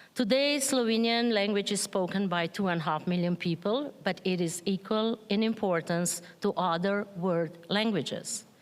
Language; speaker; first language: English; non-native, fluent; Slovenian